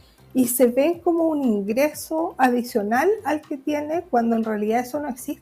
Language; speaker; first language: Spanish; native; Spanish